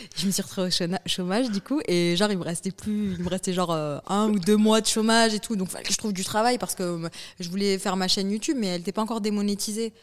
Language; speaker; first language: French; early bilingual, other home language; Arabic